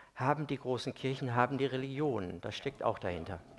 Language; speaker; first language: German; native; German